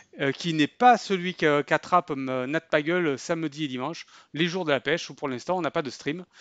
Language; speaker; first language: French; native; French